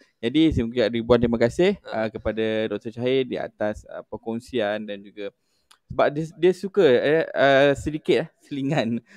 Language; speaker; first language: Malay; native; Malay